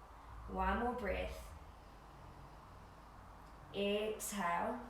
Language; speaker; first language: English; native; English